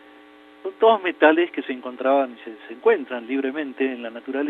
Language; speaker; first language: Spanish; native; Spanish